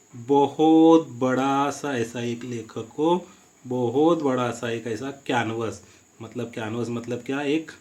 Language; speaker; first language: Hindi; non-native, local second language; Marathi